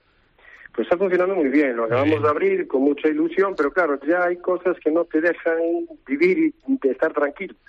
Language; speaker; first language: Spanish; native; Spanish